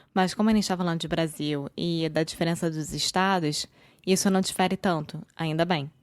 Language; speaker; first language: Portuguese; native; Portuguese